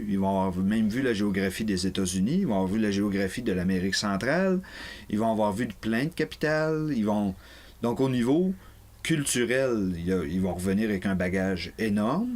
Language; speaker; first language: French; native; French